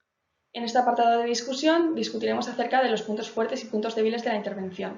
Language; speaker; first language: Spanish; native; Spanish